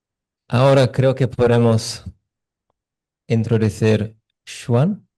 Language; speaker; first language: Spanish; non-native, fluent; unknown